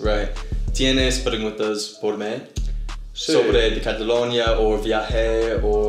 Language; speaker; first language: Spanish; non-native, learner; English